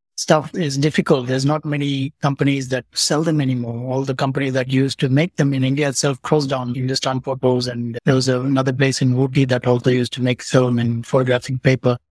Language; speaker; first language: English; non-native, local second language; Tamil